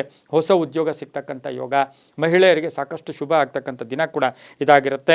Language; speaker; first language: Kannada; native; Kannada